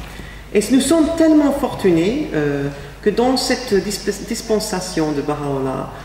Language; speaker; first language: French; non-native, fluent; English